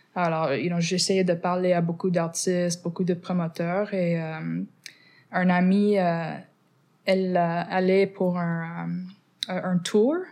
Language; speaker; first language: French; non-native, fluent; English